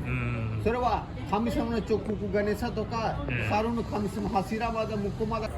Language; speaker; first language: Japanese; non-native, learner; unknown